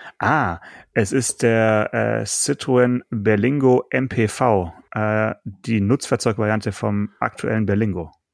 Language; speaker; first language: German; native; German